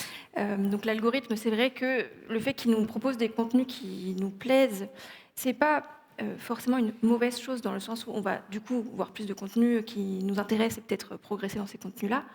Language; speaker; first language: French; native; French